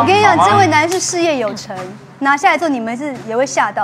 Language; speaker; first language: Chinese; native; Chinese